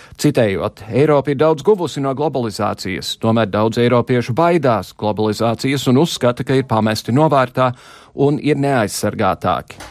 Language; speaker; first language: Latvian; early bilingual, heritage; Latvian